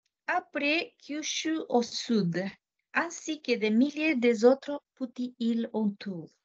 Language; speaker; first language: French; non-native, fluent; Japanese